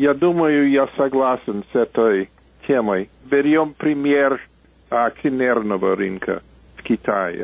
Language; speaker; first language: Russian; non-native, fluent; English